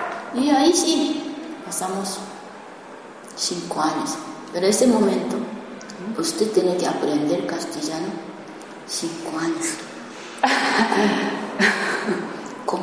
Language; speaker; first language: Spanish; non-native, learner; Japanese